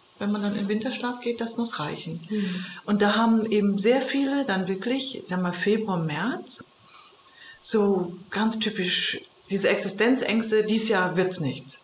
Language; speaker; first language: German; native; German